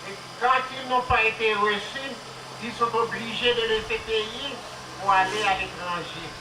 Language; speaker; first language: French; non-native, local second language; Haitian Creole